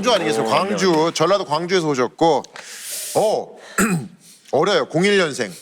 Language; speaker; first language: Korean; native; Korean